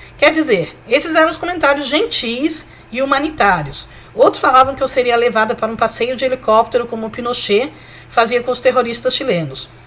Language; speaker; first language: Portuguese; early bilingual, other home language; Spanish